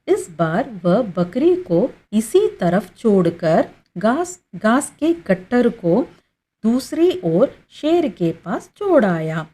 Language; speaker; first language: Hindi; non-native, local second language; Tamil